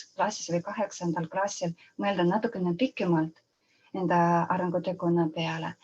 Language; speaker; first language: Estonian; non-native, local second language; Russian